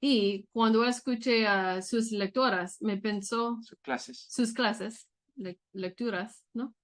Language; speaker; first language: Spanish; non-native, learner; English